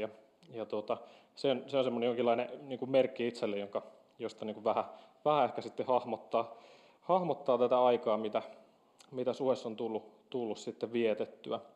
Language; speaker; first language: Finnish; native; Finnish